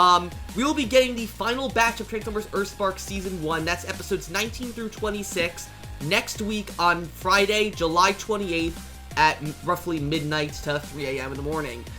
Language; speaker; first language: English; native; English